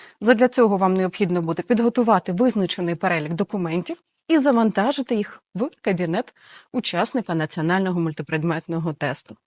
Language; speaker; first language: Ukrainian; native; Ukrainian